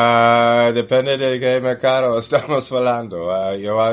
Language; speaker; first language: Portuguese; non-native, fluent; English